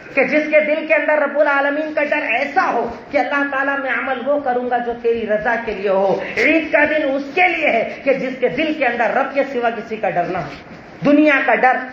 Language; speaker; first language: Urdu; native; Urdu